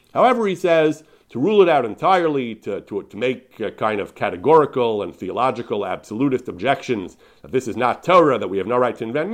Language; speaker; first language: English; native; English